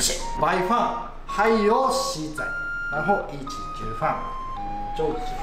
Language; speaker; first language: Chinese; non-native, fluent; Japanese